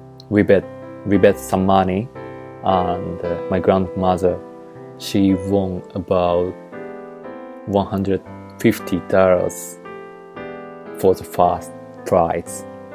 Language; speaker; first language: English; non-native, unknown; Japanese